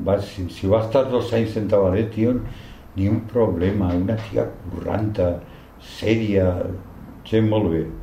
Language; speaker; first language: Catalan; non-native, local second language; Spanish